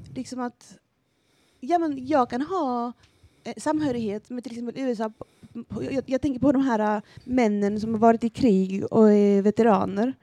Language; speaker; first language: Swedish; non-native, fluent; Spanish